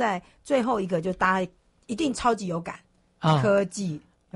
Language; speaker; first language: Chinese; native; Chinese